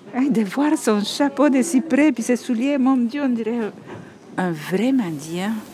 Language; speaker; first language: French; non-native, fluent; Spanish